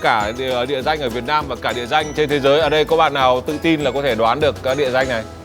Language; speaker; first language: Vietnamese; native; Vietnamese